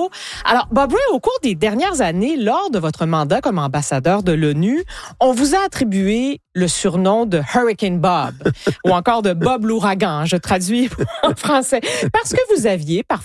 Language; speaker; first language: French; native; French